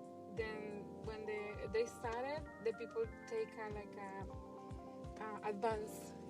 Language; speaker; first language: English; non-native, learner; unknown